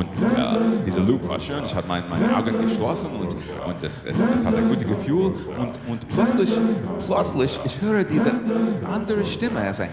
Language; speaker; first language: German; non-native, learner; English